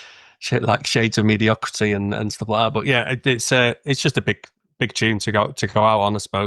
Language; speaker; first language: English; native; English